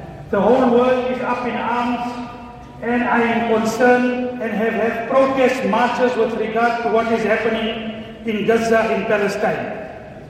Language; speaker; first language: English; native; English